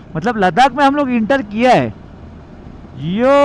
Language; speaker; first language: Hindi; non-native, local second language; Marathi